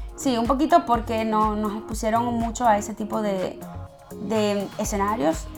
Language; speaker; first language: Spanish; native; Spanish